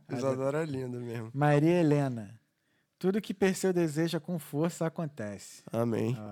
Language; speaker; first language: Portuguese; non-native, fluent; English